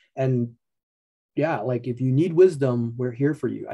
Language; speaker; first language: English; early bilingual, other home language; Chinese